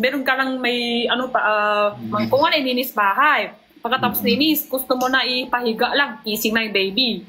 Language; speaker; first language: Filipino; non-native, learner; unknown